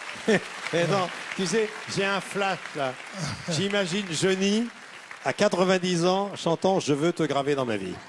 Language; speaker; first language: French; native; French